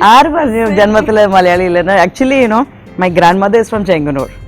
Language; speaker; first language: Malayalam; non-native, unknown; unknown